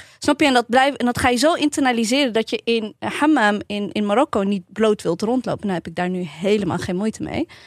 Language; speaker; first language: Dutch; early bilingual, other home language; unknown